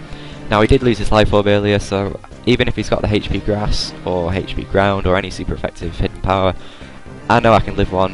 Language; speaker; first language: English; native; English